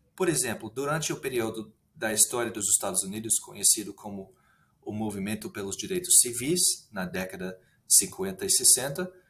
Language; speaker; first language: Portuguese; non-native, fluent; English